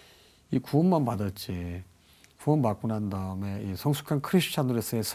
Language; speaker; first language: Korean; native; Korean